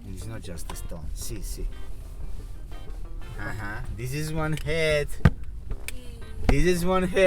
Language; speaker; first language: English; non-native, learner; Italian